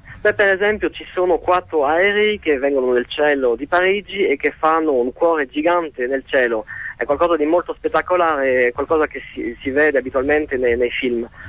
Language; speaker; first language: Italian; non-native, fluent; French